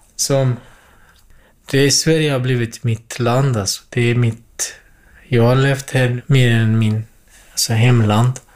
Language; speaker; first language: Swedish; non-native, fluent; Kurdish